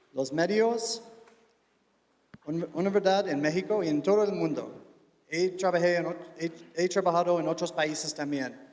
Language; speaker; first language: Spanish; non-native, fluent; English